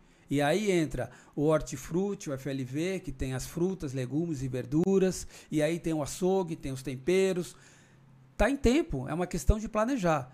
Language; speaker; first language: Portuguese; native; Portuguese